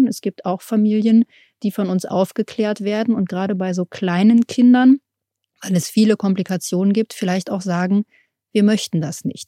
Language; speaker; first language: German; native; German